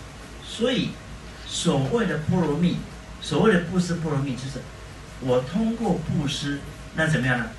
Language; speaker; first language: Chinese; native; Chinese